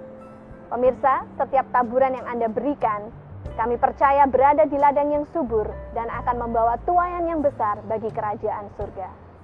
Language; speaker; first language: Indonesian; native; Indonesian